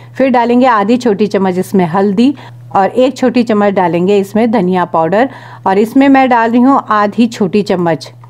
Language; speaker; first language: Hindi; native; Hindi